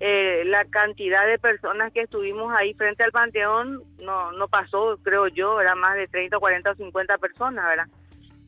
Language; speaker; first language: Spanish; native; Spanish